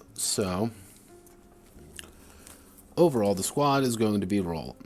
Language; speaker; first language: English; native; English